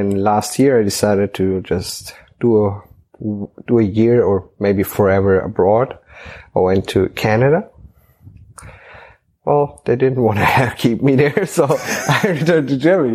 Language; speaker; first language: English; non-native, fluent; German